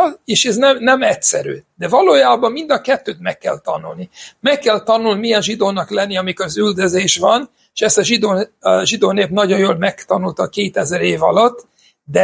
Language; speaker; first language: Hungarian; non-native, fluent; English